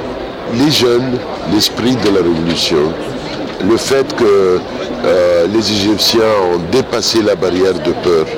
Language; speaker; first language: French; non-native, fluent; Arabic